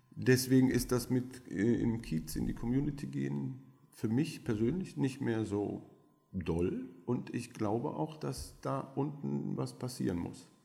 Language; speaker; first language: German; non-native, fluent; French